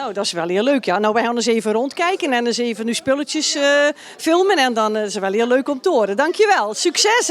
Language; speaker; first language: Dutch; native; Dutch